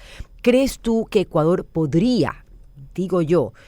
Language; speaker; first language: Spanish; native; Spanish